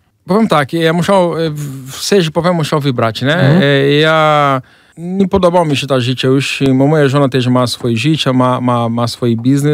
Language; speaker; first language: Polish; non-native, fluent; Portuguese